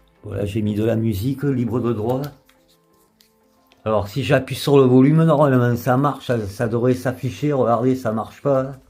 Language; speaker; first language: French; native; French